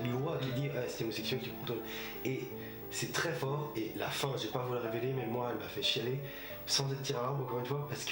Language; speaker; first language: French; native; French